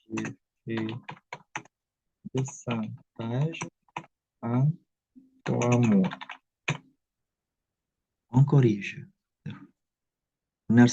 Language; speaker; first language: French; non-native, fluent; Indonesian